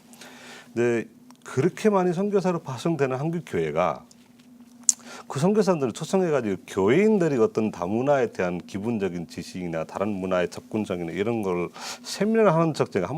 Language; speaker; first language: Korean; non-native, fluent; Nepali